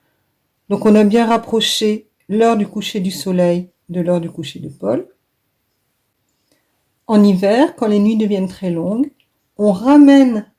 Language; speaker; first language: French; native; French